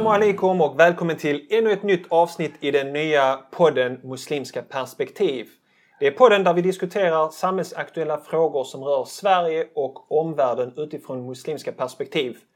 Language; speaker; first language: Swedish; early bilingual, other home language; Turkish